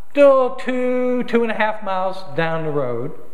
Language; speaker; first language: English; native; English